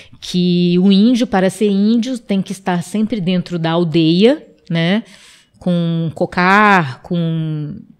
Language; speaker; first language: Portuguese; non-native, local second language; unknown